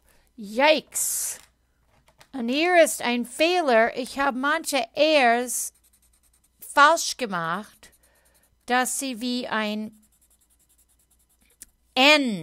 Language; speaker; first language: German; non-native, fluent; English